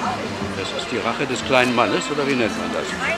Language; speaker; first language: German; native; German